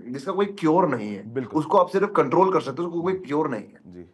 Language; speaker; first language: Hindi; native; Hindi